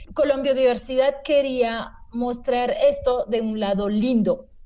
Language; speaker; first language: Spanish; non-native, fluent; French